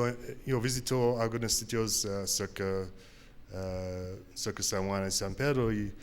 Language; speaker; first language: Spanish; non-native, learner; English